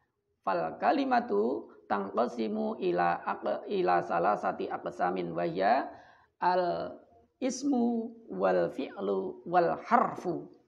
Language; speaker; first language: Arabic; non-native, fluent; Indonesian